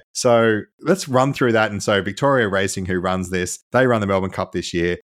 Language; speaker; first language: English; native; English